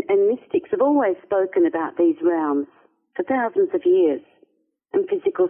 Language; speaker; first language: English; native; English